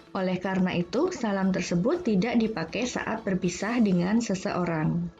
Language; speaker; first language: Indonesian; native; Indonesian